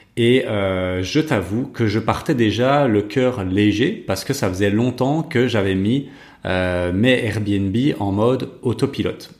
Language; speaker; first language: French; native; French